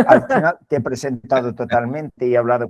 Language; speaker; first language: Spanish; native; Spanish